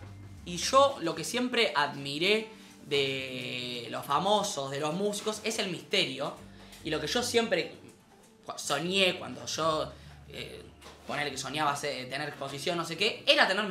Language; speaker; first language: Spanish; native; Spanish